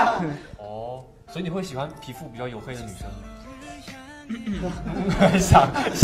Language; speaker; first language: Chinese; native; Chinese